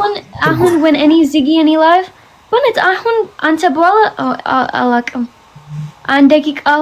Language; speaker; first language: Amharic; early bilingual, heritage; Amharic